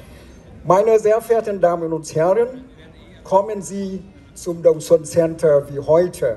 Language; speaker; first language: German; non-native, fluent; Vietnamese